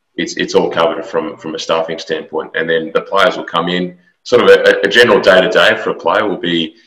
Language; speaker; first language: English; native; English